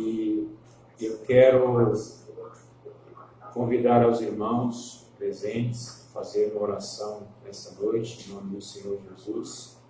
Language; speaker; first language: Portuguese; native; Portuguese